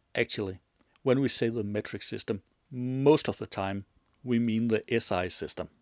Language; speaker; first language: English; non-native, fluent; Danish